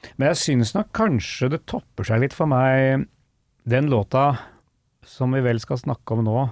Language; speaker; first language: Norwegian; native; Norwegian